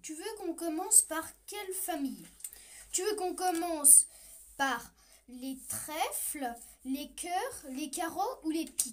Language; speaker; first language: French; native; French